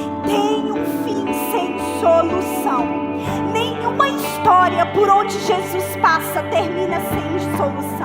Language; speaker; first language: Portuguese; native; Portuguese